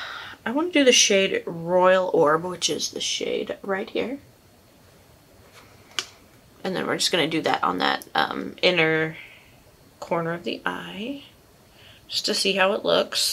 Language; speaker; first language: English; native; English